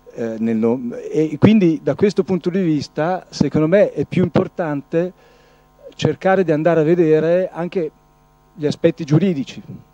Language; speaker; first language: Italian; non-native, fluent; Arabic